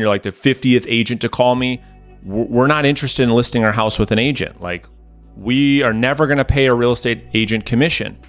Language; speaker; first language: English; native; English